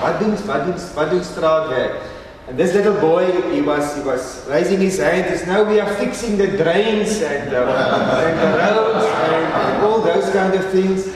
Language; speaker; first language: English; non-native, local second language; Afrikaans